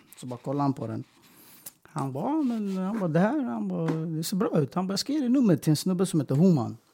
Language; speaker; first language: Swedish; early bilingual, other home language; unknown